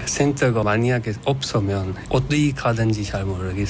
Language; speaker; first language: Korean; non-native, learner; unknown